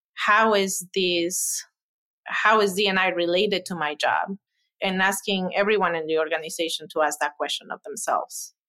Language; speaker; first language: English; non-native, fluent; Spanish